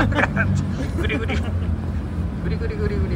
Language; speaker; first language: Japanese; native; Japanese